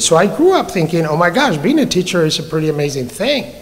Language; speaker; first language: English; non-native, fluent; Spanish